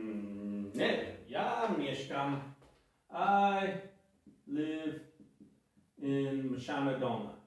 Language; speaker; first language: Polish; non-native, fluent; English